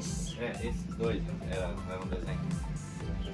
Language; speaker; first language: Portuguese; native; Portuguese